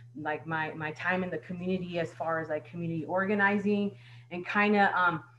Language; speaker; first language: English; native; English